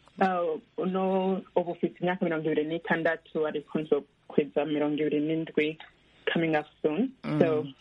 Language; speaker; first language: Rundi; early bilingual, heritage; Rundi